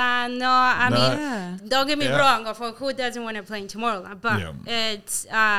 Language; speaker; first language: English; non-native, fluent; Spanish